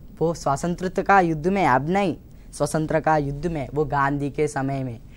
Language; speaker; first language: Hindi; non-native, local second language; Telugu